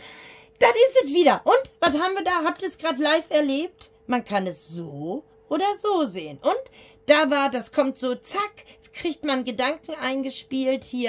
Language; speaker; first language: German; native; German